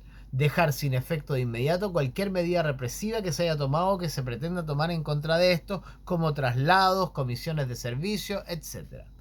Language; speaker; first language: Spanish; native; Spanish